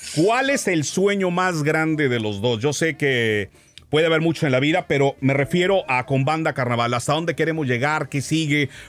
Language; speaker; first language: Spanish; native; Spanish